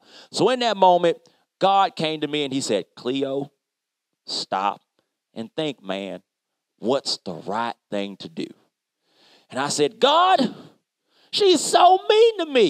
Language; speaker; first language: English; native; English